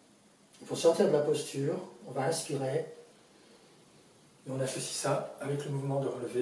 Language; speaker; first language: French; native; French